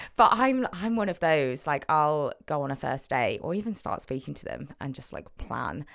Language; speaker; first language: English; native; English